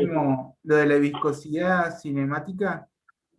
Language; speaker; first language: Spanish; native; Spanish